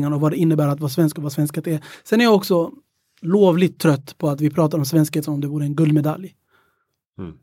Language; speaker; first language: Swedish; early bilingual, other home language; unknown